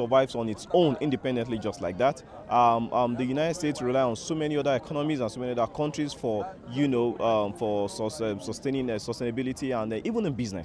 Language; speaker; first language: English; non-native, local second language; Yoruba